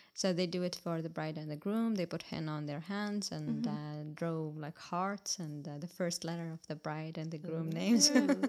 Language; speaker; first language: English; non-native, fluent; Arabic